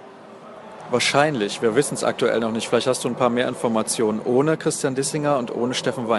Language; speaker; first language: German; native; German